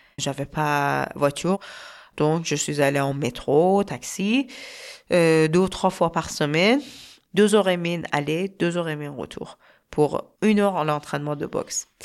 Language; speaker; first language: French; non-native, learner; Persian